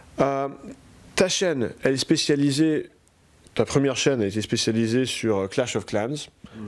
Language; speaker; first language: French; native; French